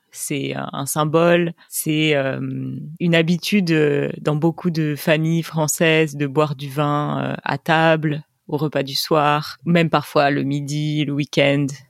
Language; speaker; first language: French; native; French